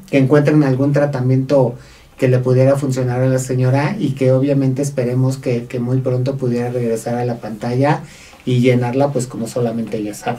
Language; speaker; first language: Spanish; native; Spanish